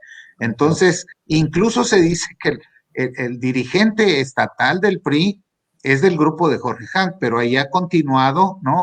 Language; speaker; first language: Spanish; native; Spanish